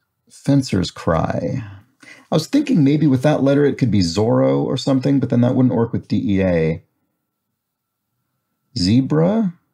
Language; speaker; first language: English; native; English